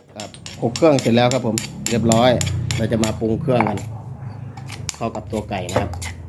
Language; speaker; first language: Thai; native; Thai